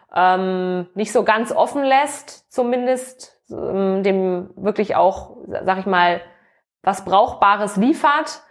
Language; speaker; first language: German; native; German